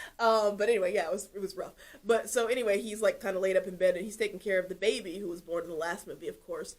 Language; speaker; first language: English; native; English